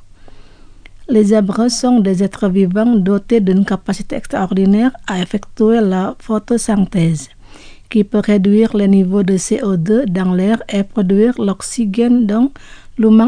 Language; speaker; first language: French; non-native, fluent; Indonesian